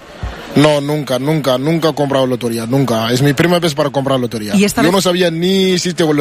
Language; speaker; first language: Spanish; non-native, learner; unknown